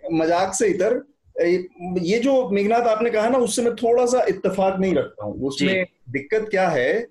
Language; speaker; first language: Hindi; native; Hindi